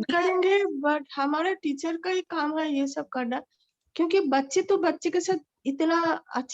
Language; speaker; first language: Hindi; non-native, local second language; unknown